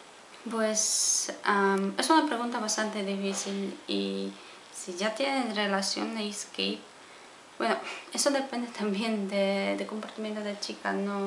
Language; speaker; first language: Spanish; non-native, fluent; Polish